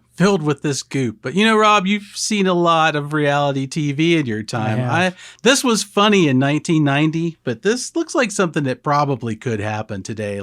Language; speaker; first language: English; native; English